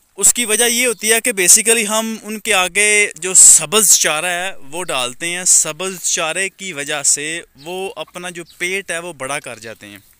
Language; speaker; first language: Urdu; non-native, local second language; Punjabi